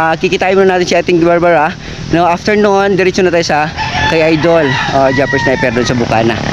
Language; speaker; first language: Filipino; native; Filipino